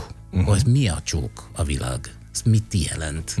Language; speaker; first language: Hungarian; non-native, fluent; Italian